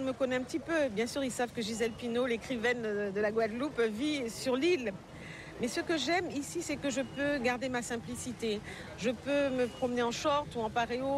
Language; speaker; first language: French; native; French